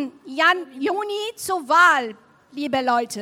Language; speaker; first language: German; non-native, fluent; Arabic